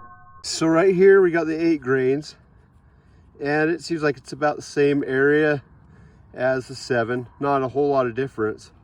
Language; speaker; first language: English; native; English